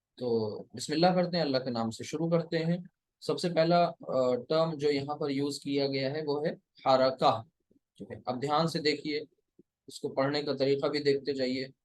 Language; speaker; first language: Urdu; native; Urdu